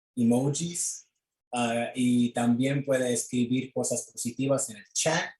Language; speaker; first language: Spanish; early bilingual, other home language; English